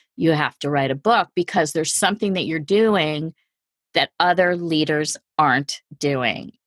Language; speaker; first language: English; native; English